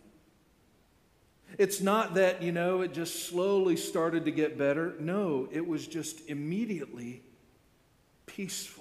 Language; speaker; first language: English; native; English